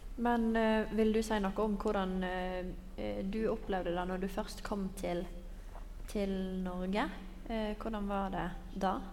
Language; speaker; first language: Norwegian; native; Norwegian